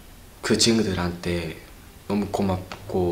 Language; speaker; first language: Korean; non-native, learner; Japanese